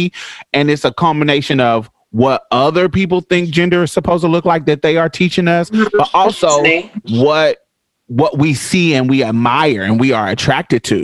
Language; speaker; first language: English; native; English